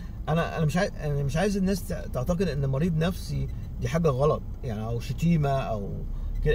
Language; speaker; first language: Arabic; native; Arabic